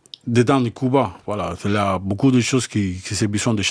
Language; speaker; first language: French; non-native, fluent; Spanish